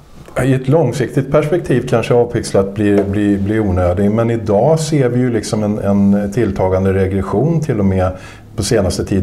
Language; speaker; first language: Swedish; native; Swedish